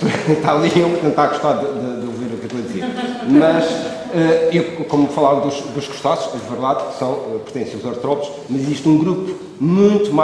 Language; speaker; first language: Portuguese; native; Portuguese